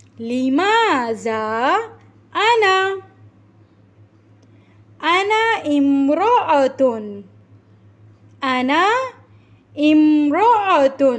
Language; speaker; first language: Arabic; non-native, fluent; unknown